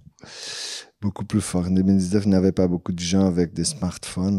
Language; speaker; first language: French; non-native, fluent; Portuguese